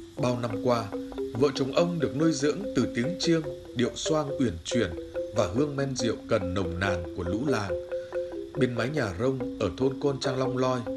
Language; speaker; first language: Vietnamese; native; Vietnamese